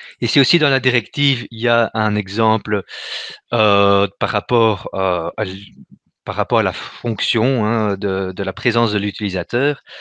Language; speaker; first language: French; native; French